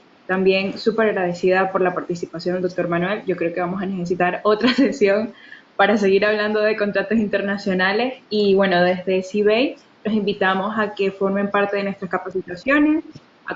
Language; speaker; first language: Spanish; native; Spanish